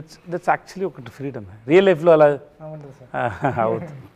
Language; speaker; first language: Telugu; non-native, learner; Tamil